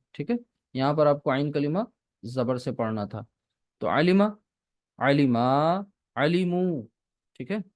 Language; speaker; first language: Urdu; native; Urdu